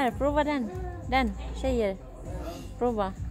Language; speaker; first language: Swedish; non-native, learner; Filipino